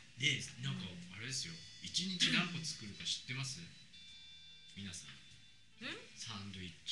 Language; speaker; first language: Japanese; native; Japanese